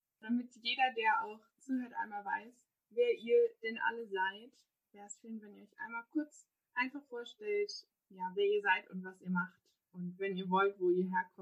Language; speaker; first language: German; native; German